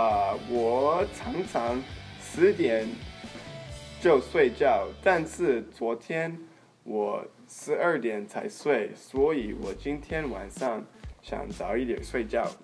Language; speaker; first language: Chinese; non-native, learner; English